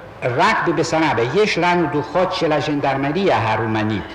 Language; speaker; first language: Hebrew; non-native, fluent; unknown